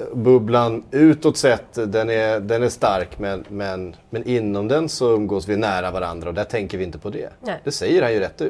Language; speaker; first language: Swedish; native; Swedish